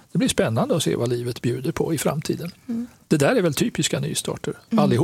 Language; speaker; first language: Swedish; native; Swedish